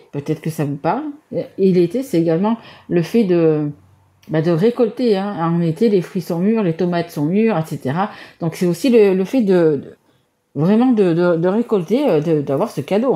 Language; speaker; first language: French; native; French